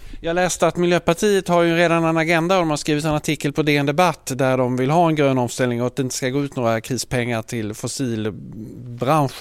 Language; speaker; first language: Swedish; native; Swedish